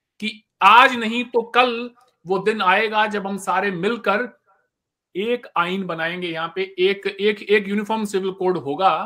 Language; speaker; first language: Hindi; native; Hindi